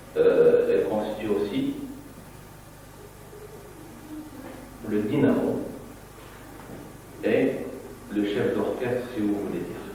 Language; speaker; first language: French; non-native, local second language; Arabic